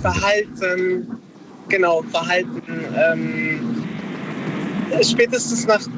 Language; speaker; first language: German; early bilingual, other home language; Spanish